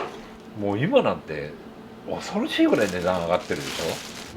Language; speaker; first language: Japanese; native; Japanese